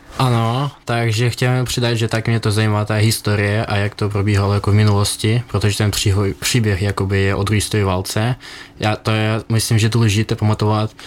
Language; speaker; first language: Czech; non-native, learner; Ukrainian